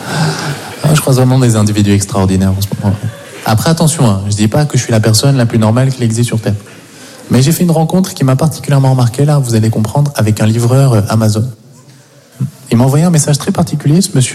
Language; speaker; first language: French; native; French